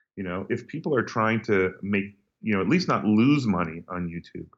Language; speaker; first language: English; native; English